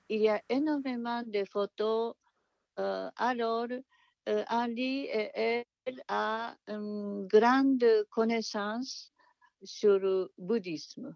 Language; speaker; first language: French; non-native, fluent; Japanese